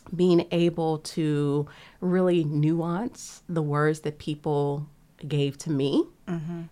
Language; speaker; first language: English; native; English